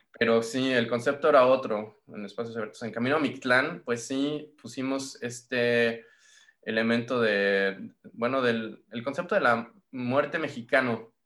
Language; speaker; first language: Spanish; native; Spanish